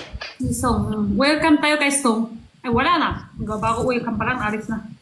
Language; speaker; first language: Filipino; non-native, local second language; Cebuano